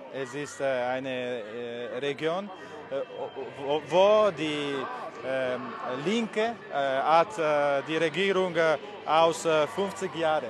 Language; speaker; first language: German; non-native, learner; Italian